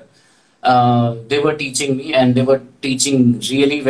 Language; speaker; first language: English; non-native, local second language; Gujarati